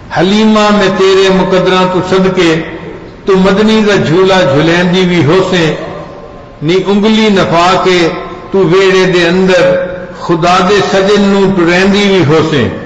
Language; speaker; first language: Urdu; non-native, local second language; Punjabi